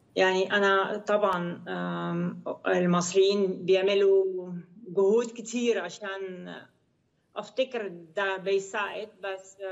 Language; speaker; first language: Arabic; non-native, learner; Dutch